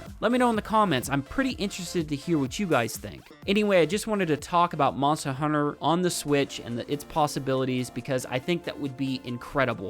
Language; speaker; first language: English; native; English